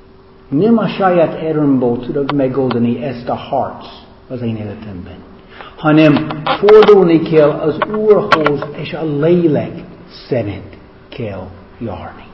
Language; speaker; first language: Hungarian; non-native, fluent; English